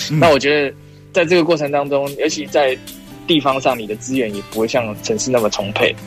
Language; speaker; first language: Chinese; native; Chinese